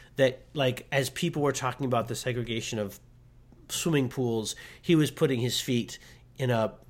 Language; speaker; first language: English; native; English